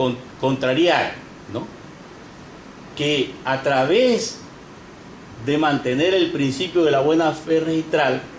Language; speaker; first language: Spanish; native; Spanish